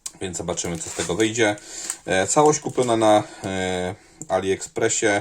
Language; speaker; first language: Polish; native; Polish